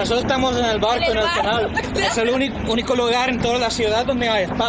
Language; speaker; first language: Spanish; non-native, fluent; English